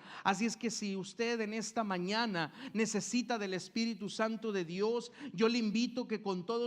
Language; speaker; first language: Spanish; native; Spanish